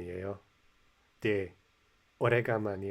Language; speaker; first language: Korean; non-native, learner; English